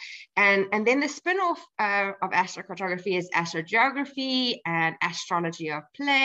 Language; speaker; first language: English; native; English